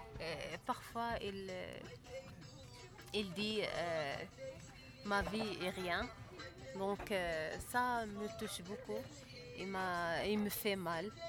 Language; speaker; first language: French; non-native, learner; Arabic